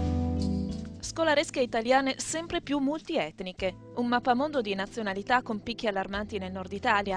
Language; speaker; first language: Italian; native; Italian